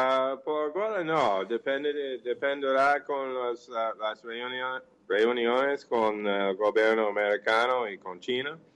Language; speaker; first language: Portuguese; non-native, fluent; English